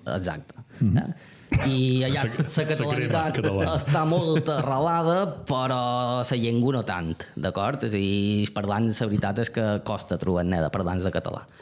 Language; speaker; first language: Catalan; native; Catalan